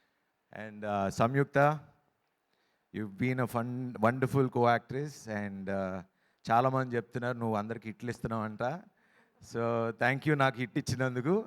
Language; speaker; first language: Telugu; native; Telugu